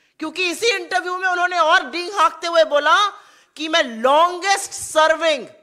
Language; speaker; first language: Hindi; native; Hindi